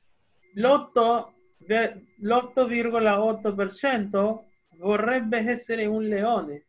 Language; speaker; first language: Italian; non-native, fluent; Spanish